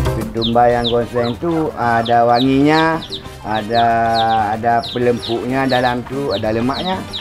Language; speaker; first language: Malay; non-native, local second language; Achinese